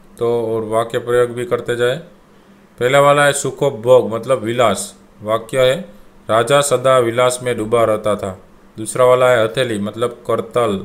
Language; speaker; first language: Hindi; non-native, local second language; Gujarati